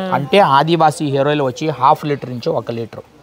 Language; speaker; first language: Telugu; non-native, learner; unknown